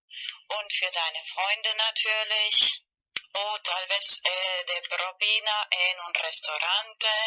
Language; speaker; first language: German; non-native, learner; Spanish